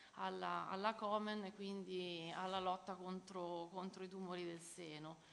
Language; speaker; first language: Italian; native; Italian